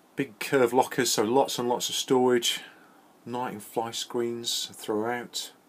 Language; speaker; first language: English; native; English